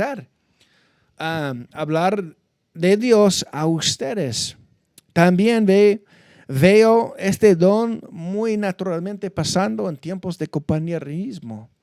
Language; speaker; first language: Spanish; non-native, fluent; English